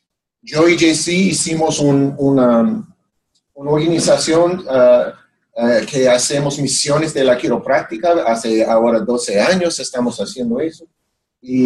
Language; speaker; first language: Spanish; non-native, fluent; English